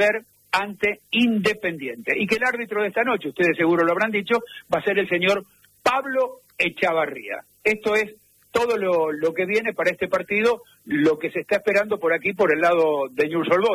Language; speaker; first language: Spanish; native; Spanish